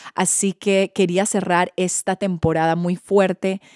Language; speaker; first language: Spanish; early bilingual, heritage; Spanish